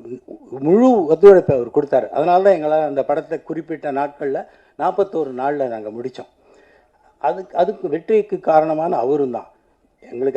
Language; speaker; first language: Tamil; native; Tamil